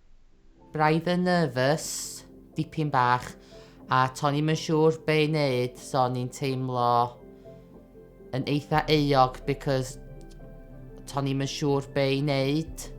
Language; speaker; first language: Welsh; native; Welsh